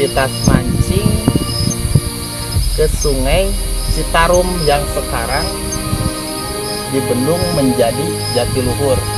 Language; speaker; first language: Indonesian; native; Indonesian